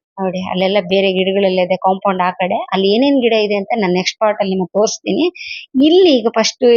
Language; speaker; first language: Kannada; native; Kannada